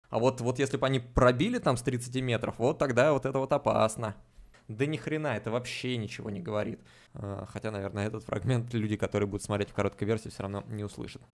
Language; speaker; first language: Russian; native; Russian